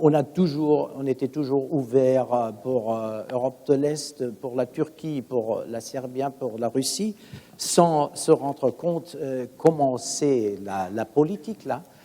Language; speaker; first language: French; non-native, fluent; German